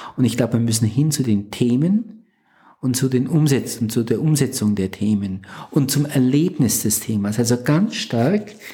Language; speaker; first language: German; native; German